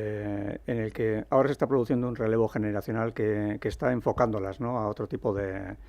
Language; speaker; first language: Spanish; native; Spanish